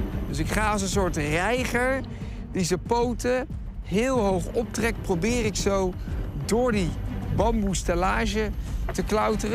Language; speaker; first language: Dutch; native; Dutch